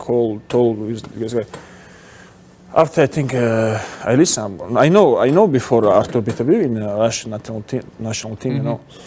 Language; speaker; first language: English; non-native, learner; Russian